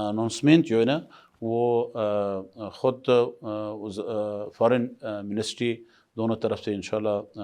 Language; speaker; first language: Hindi; non-native, fluent; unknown